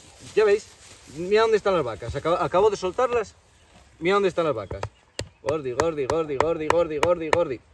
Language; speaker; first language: Spanish; native; Spanish